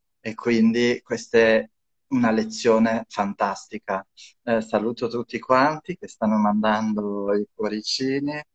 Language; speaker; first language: Italian; non-native, fluent; Albanian